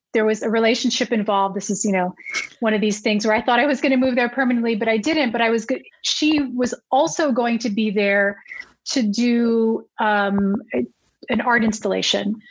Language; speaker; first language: English; early bilingual, other home language; Spanish